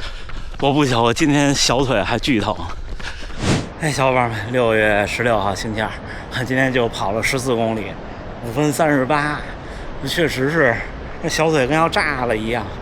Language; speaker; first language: Chinese; native; Chinese